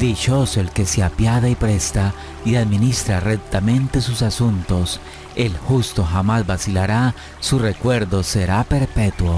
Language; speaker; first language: Spanish; native; Spanish